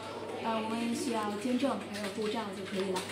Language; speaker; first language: Chinese; non-native, fluent; Vietnamese